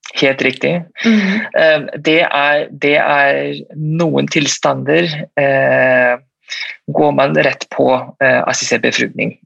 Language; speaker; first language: Norwegian; non-native, fluent; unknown